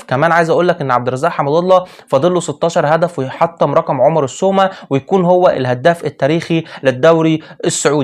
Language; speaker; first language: Arabic; native; Arabic